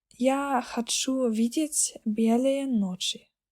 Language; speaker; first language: Russian; non-native, learner; German